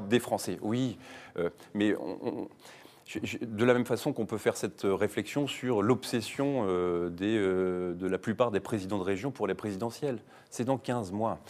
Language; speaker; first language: French; native; French